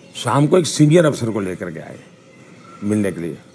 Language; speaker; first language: Hindi; non-native, local second language; Gujarati